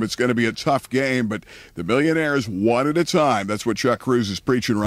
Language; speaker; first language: English; native; English